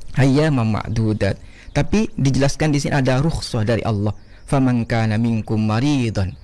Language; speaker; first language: Indonesian; non-native, local second language; Madurese